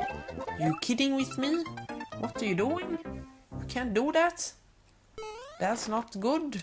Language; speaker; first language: English; non-native, learner; Swedish